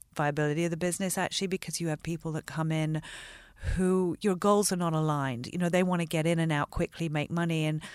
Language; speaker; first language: English; native; English